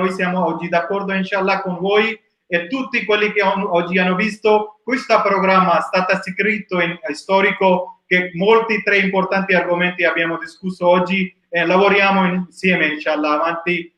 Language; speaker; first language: Italian; non-native, learner; Urdu